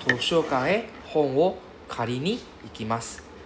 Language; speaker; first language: Japanese; non-native, fluent; English